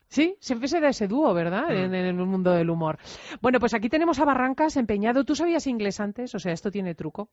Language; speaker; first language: Spanish; native; Spanish